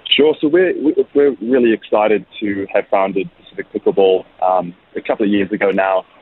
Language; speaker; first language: English; native; English